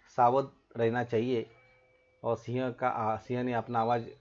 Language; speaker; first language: Hindi; non-native, local second language; Marathi